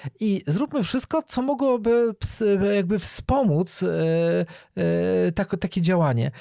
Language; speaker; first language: Polish; native; Polish